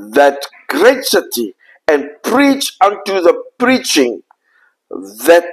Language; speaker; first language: English; non-native, local second language; Afrikaans